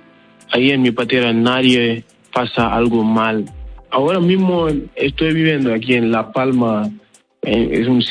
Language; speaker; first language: Spanish; non-native, learner; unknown